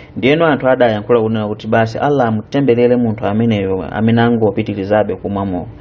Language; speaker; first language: Nyanja; native; Nyanja